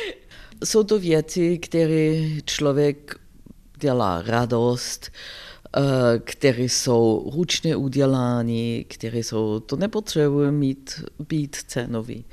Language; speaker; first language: Czech; non-native, fluent; German